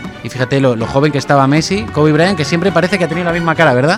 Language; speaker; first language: Spanish; native; Spanish